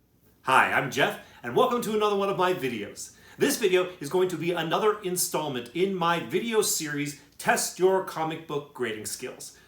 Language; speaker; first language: English; native; English